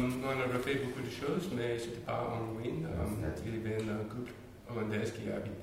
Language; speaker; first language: French; non-native, learner; English